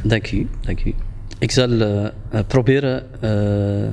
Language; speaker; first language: Dutch; non-native, fluent; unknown